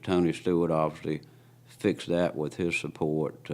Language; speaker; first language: English; native; English